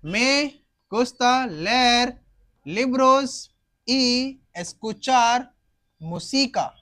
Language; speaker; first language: Spanish; non-native, fluent; Hindi